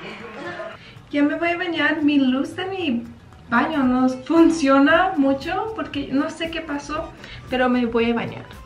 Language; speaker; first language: Spanish; early bilingual, heritage; Spanish